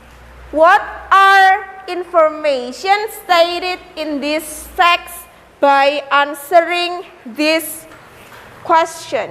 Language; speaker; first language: English; non-native, learner; Indonesian